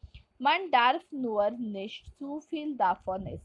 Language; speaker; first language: German; non-native, fluent; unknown